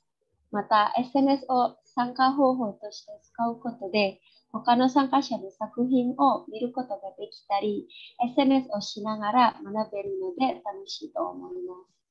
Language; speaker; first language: Japanese; non-native, fluent; Indonesian